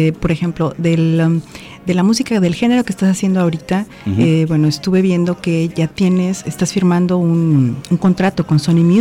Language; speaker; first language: Spanish; native; Spanish